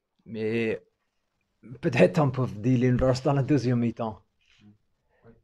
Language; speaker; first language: French; non-native, fluent; English